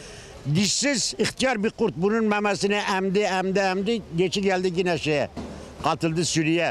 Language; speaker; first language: Turkish; native; Turkish